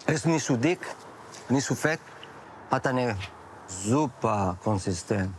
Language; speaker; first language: German; non-native, learner; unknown